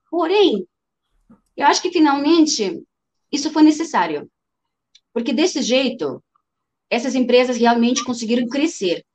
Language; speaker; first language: Portuguese; non-native, fluent; Russian